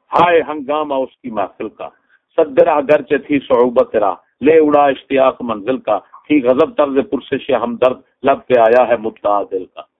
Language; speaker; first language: Urdu; non-native, local second language; Punjabi